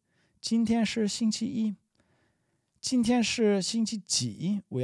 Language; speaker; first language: Chinese; non-native, learner; English